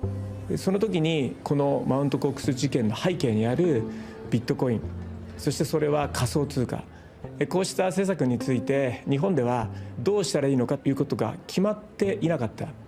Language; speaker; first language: Japanese; native; Japanese